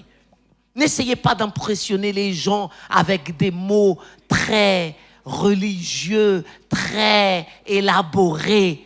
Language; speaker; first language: French; native; French